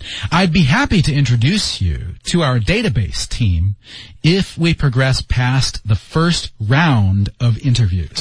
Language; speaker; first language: English; native; English